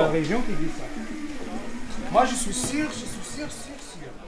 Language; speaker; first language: French; non-native, learner; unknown